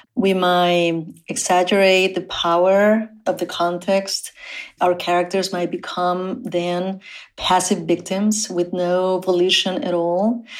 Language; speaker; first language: English; non-native, fluent; Spanish